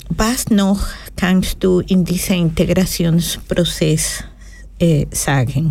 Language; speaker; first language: German; non-native, learner; Spanish